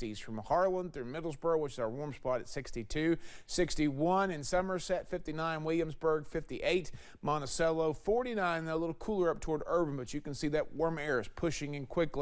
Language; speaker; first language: English; native; English